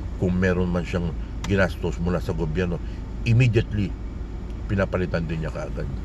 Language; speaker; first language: Filipino; native; Filipino